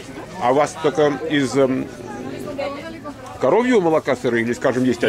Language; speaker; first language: Russian; native; Russian